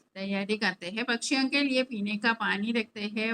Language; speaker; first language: Hindi; non-native, local second language; Malayalam